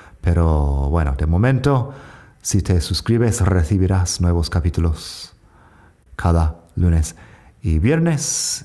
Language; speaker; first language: Spanish; non-native, fluent; English